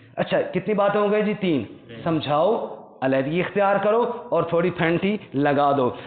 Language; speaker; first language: Urdu; non-native, local second language; Punjabi